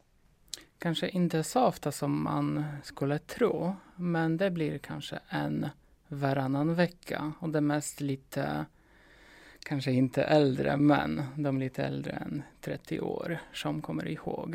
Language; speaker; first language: Swedish; non-native, fluent; Polish